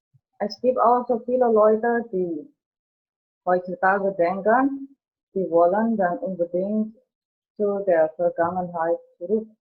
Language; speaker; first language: German; non-native, learner; Indonesian